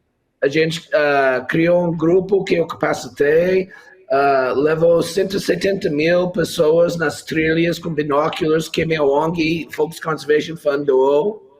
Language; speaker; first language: Portuguese; non-native, fluent; English